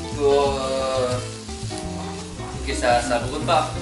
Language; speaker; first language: French; non-native, learner; Malay